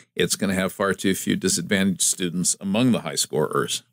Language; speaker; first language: English; native; English